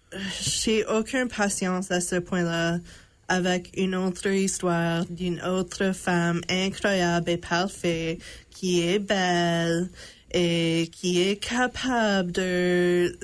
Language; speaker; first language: French; non-native, local second language; English